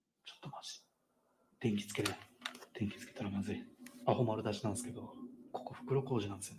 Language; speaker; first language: Japanese; native; Japanese